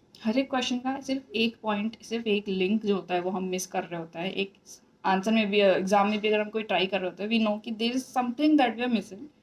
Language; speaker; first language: Hindi; native; Hindi